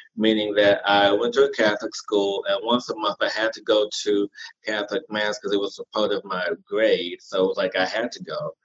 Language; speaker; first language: English; native; English